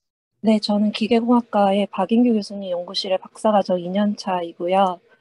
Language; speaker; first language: Korean; native; Korean